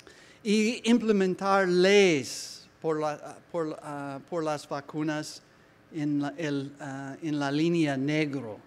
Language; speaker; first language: Spanish; non-native, learner; English